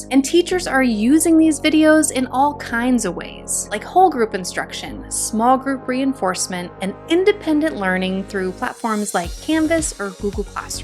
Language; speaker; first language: English; native; English